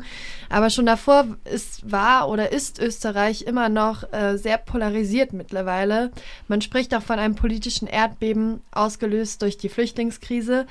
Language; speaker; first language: German; native; German